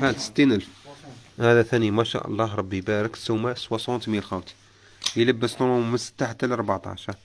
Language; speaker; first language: Arabic; native; Arabic